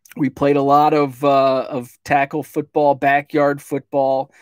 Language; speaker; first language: English; native; English